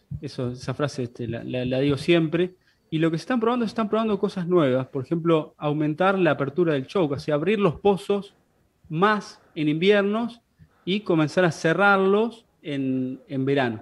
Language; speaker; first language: Spanish; native; Spanish